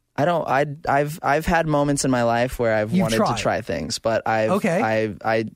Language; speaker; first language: English; native; English